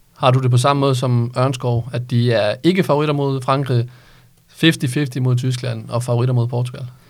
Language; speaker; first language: Danish; native; Danish